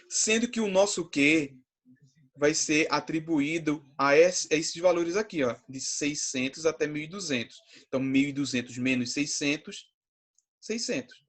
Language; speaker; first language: Portuguese; native; Portuguese